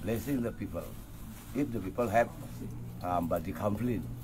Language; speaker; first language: English; non-native, learner; Balinese